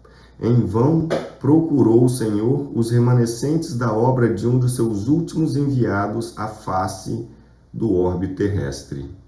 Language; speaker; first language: Portuguese; native; Portuguese